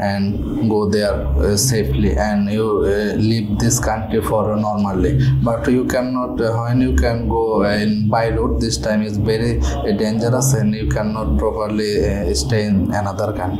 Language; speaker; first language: English; non-native, learner; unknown